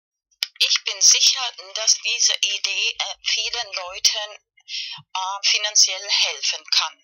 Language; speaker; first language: German; non-native, fluent; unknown